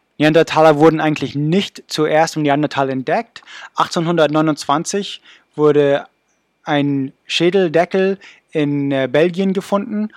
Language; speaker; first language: German; non-native, fluent; English